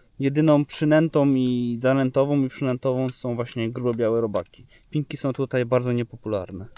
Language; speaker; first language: Polish; native; Polish